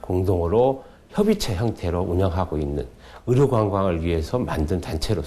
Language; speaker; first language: Korean; native; Korean